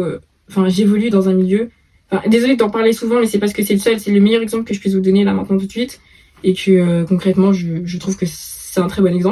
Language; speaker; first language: French; native; French